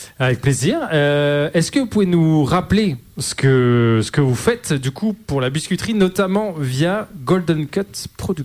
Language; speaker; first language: French; native; French